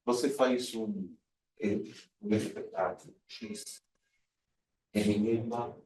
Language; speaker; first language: Portuguese; non-native, fluent; Spanish